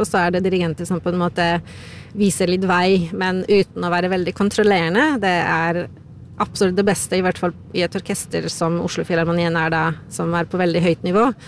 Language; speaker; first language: Norwegian; non-native, fluent; Polish